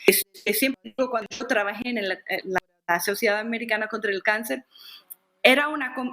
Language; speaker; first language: Spanish; non-native, fluent; English